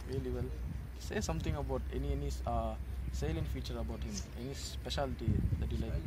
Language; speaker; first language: English; non-native, local second language; Tamil